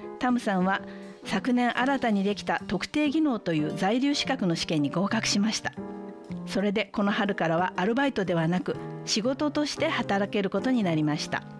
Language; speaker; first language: Japanese; native; Japanese